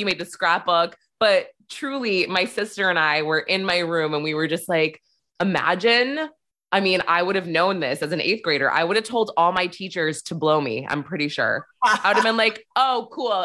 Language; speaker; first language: English; native; English